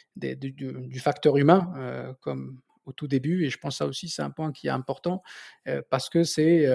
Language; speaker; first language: French; non-native, local second language; Berber languages